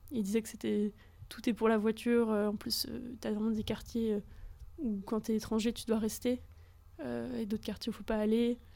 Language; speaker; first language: French; native; French